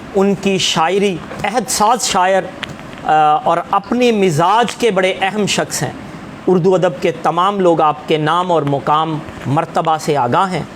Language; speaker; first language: Urdu; non-native, local second language; Punjabi